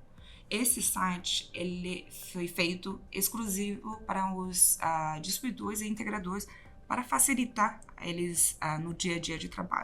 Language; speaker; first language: Portuguese; non-native, fluent; Chinese